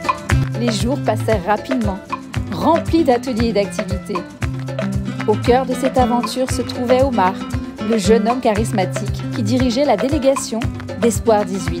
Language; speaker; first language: French; native; French